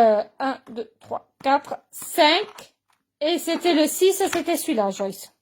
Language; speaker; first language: French; native; French